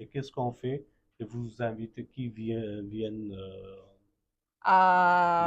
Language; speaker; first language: French; non-native, fluent; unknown